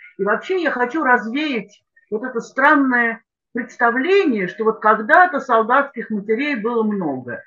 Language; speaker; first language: Russian; native; Russian